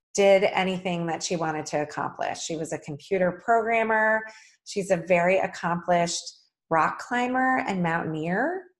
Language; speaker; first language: English; native; English